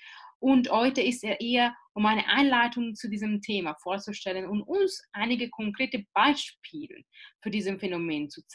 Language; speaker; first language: German; non-native, fluent; Italian